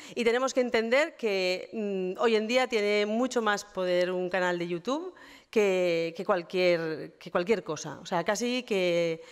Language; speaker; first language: Spanish; native; Spanish